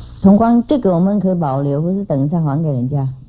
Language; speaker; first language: Chinese; non-native, fluent; Vietnamese